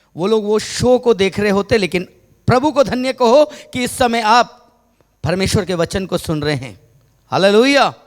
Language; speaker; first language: Hindi; non-native, local second language; Malayalam